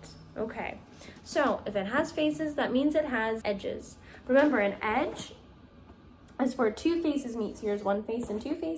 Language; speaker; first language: English; native; English